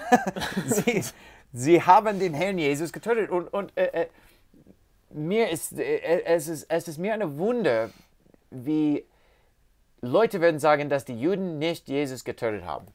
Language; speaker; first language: German; non-native, fluent; English